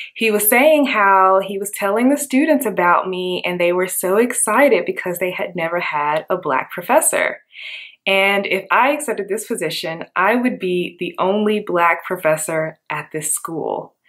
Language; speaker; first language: English; native; English